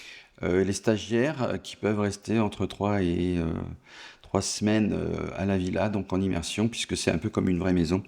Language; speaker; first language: French; native; French